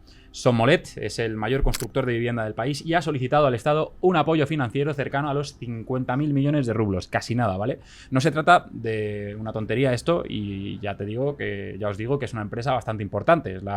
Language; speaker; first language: Spanish; native; Spanish